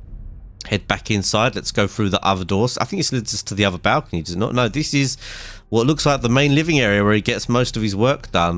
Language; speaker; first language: English; native; English